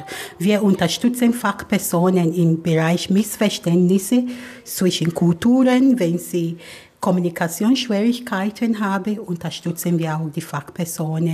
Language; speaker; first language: German; non-native, fluent; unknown